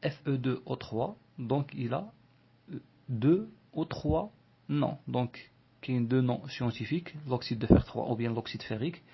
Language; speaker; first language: French; non-native, local second language; Arabic